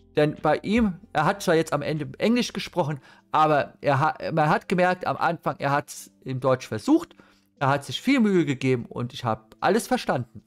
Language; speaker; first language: German; native; German